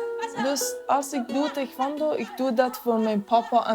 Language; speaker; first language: Dutch; non-native, learner; Persian